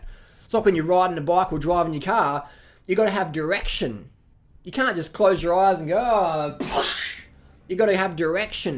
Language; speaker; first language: English; native; English